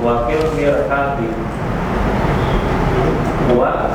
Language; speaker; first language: Arabic; non-native, learner; Indonesian